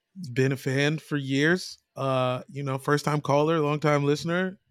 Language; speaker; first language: English; native; English